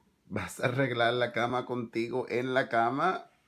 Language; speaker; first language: Spanish; early bilingual, other home language; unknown